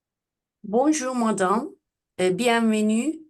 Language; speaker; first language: French; non-native, learner; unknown